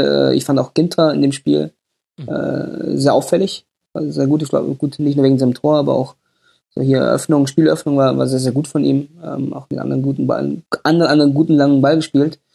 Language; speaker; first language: German; native; German